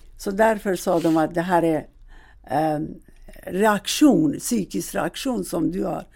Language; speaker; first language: Swedish; non-native, fluent; Persian